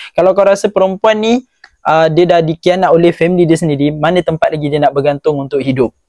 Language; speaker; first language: Malay; native; Malay